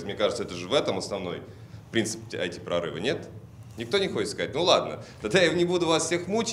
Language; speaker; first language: Russian; native; Russian